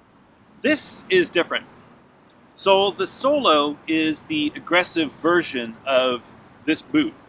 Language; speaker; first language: English; native; English